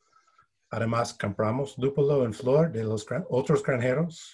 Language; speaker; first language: Spanish; non-native, fluent; English